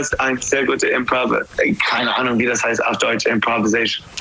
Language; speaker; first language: German; non-native, learner; English